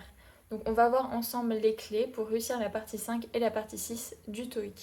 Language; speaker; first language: French; native; French